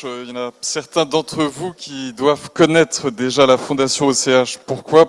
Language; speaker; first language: French; native; French